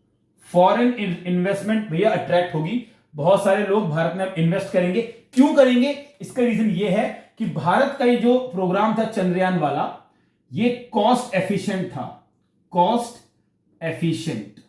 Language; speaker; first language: Hindi; native; Hindi